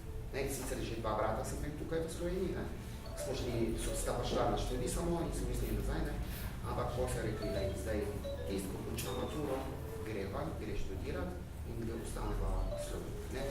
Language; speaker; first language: Slovenian; early bilingual, heritage; Arabic